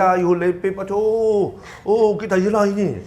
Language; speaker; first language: Indonesian; non-native, learner; Chinese